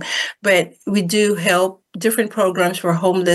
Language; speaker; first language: English; non-native, local second language; Filipino